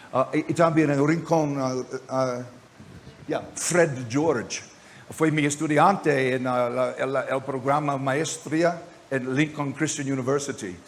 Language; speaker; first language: Spanish; non-native, learner; English